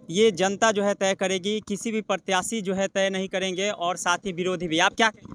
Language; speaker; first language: Hindi; native; Hindi